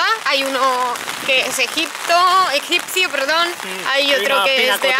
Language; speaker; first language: Spanish; native; Spanish